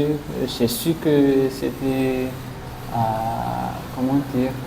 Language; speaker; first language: French; non-native, local second language; Malagasy